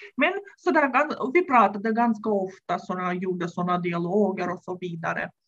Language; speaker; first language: Swedish; non-native, fluent; Russian